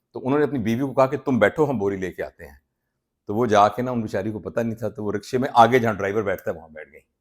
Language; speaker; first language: Urdu; non-native, local second language; Punjabi